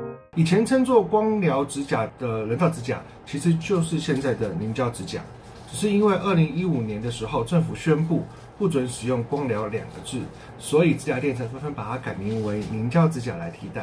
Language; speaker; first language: Chinese; native; Chinese